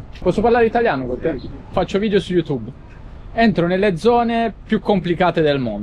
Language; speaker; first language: Italian; native; Italian